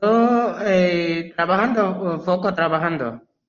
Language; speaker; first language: Spanish; non-native, learner; Bangla